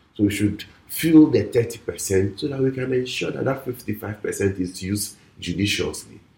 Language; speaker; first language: English; non-native, local second language; Ewe